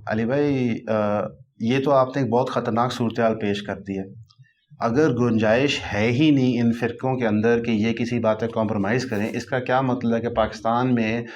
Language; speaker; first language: Urdu; native; Urdu